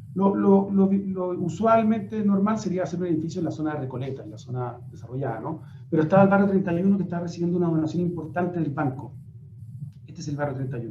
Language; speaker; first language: Spanish; native; Spanish